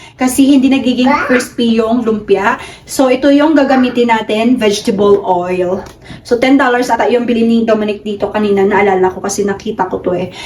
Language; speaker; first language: Filipino; non-native, local second language; Cebuano